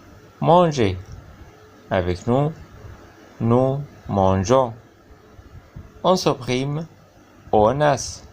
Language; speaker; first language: French; non-native, fluent; Arabic